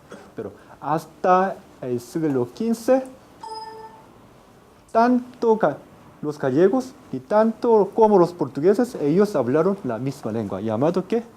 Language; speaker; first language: Spanish; non-native, fluent; Korean